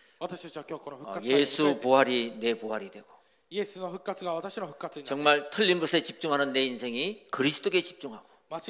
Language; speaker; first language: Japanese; non-native, fluent; Korean